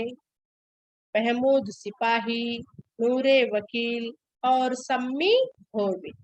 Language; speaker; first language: Hindi; non-native, local second language; Telugu